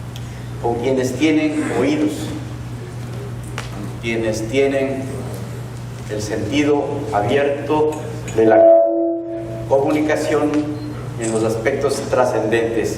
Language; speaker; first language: Spanish; native; Spanish